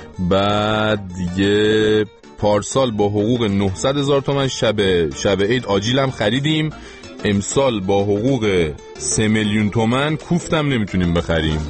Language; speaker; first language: Persian; native; Persian